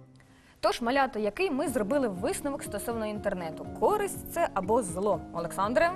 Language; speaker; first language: Ukrainian; native; Ukrainian